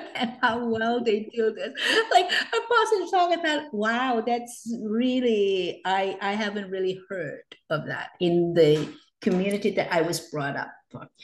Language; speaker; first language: English; non-native, local second language; Cantonese